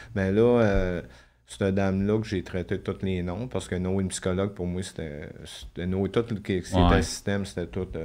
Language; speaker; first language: French; native; French